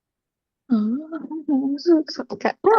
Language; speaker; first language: Chinese; non-native, learner; Indonesian